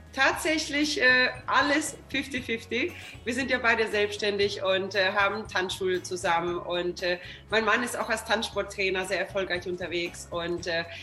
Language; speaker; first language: German; non-native, fluent; Swedish